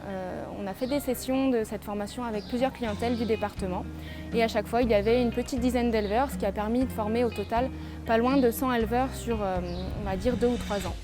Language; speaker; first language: French; native; French